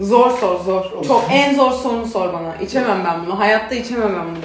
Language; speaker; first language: Turkish; native; Turkish